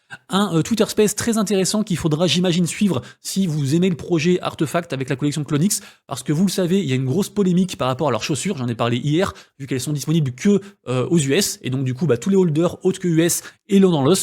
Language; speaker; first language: French; native; French